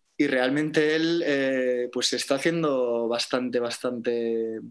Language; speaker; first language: Spanish; native; Spanish